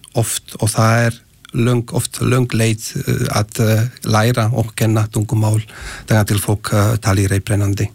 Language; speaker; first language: Icelandic; non-native, fluent; Slovak